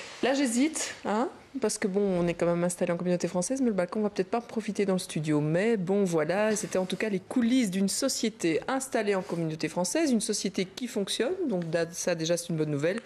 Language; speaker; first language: French; native; French